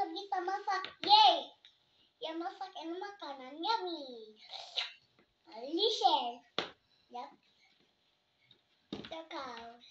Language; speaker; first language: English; non-native, learner; Indonesian